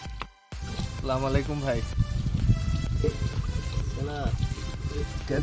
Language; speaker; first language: Hindi; non-native, local second language; Assamese